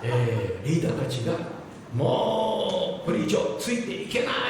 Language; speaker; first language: Japanese; non-native, fluent; English